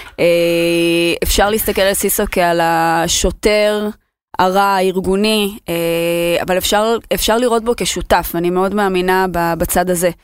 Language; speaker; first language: Hebrew; native; Hebrew